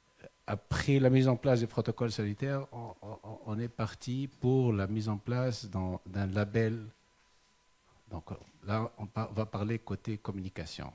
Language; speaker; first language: French; non-native, local second language; Arabic